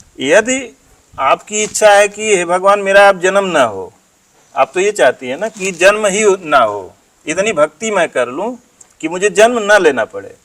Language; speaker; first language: Hindi; native; Hindi